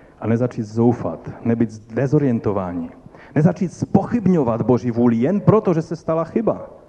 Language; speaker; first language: Czech; non-native, local second language; Polish